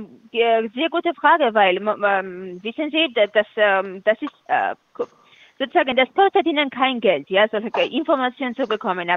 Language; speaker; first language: German; non-native, fluent; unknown